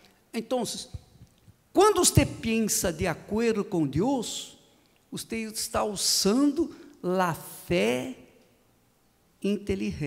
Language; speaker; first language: Portuguese; non-native, fluent; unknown